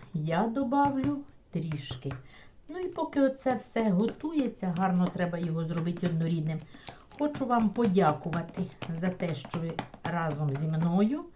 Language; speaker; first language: Ukrainian; non-native, local second language; Russian